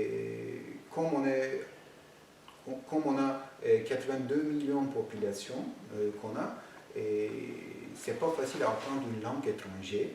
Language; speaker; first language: French; non-native, fluent; Turkish